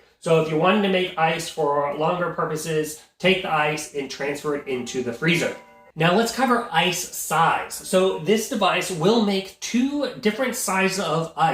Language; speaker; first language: English; native; English